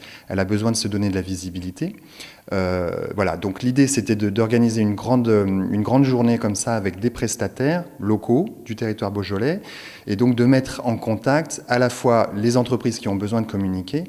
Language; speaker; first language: French; native; French